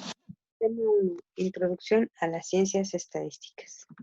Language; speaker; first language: Spanish; native; Spanish